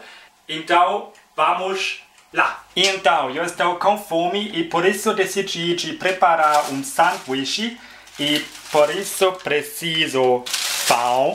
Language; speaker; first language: Portuguese; non-native, fluent; German